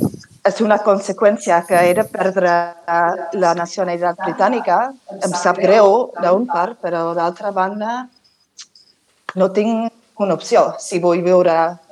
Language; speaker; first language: Catalan; non-native, fluent; English